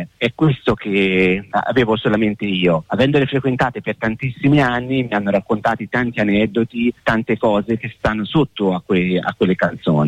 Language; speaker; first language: Italian; native; Italian